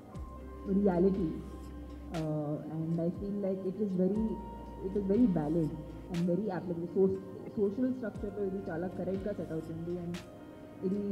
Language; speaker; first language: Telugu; non-native, fluent; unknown